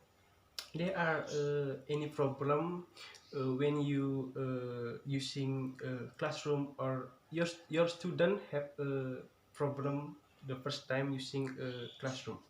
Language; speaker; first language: English; non-native, learner; Indonesian